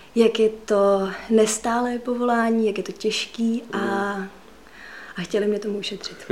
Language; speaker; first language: Czech; early bilingual, other home language; Russian